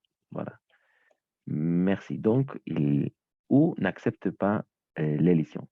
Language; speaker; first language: French; native; French